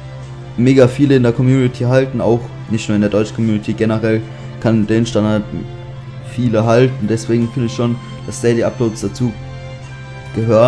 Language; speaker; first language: German; native; German